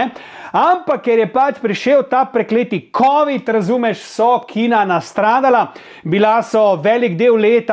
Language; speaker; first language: Slovenian; native; Slovenian